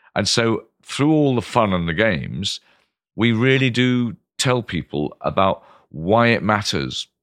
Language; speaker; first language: English; native; English